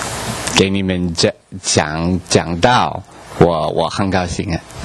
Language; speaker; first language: Chinese; non-native, learner; English